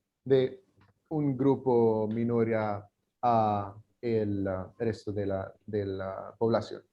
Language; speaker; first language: Spanish; non-native, learner; English